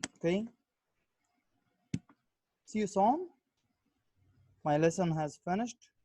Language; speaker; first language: English; non-native, learner; Arabic